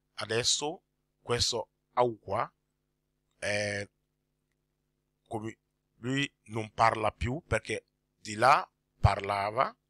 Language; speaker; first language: Italian; non-native, fluent; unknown